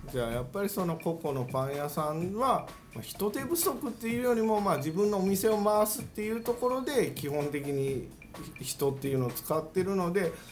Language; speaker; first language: Japanese; native; Japanese